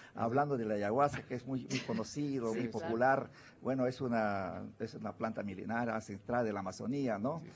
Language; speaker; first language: Spanish; native; Spanish